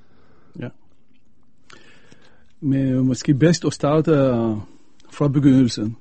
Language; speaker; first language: Danish; non-native, fluent; Arabic